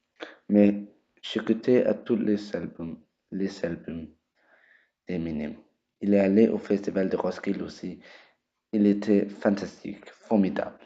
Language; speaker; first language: French; non-native, learner; Danish